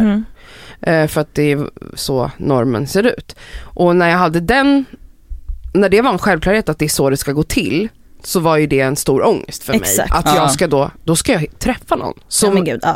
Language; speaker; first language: Swedish; native; Swedish